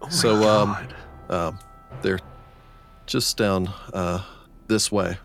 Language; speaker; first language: English; native; English